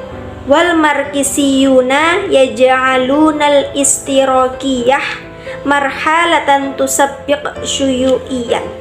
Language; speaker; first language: Arabic; non-native, learner; Indonesian